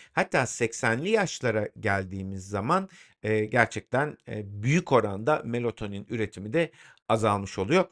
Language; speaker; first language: Turkish; native; Turkish